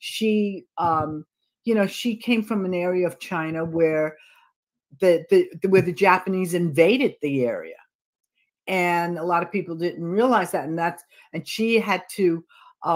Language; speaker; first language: English; native; English